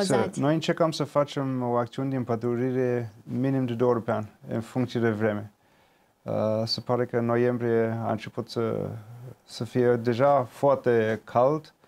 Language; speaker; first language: Romanian; non-native, fluent; English